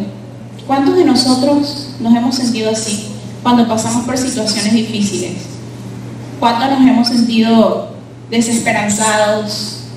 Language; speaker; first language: Spanish; native; Spanish